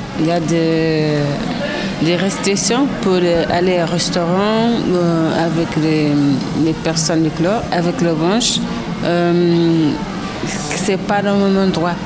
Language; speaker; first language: French; non-native, learner; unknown